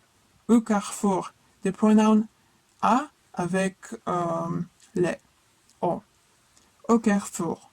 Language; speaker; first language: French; non-native, fluent; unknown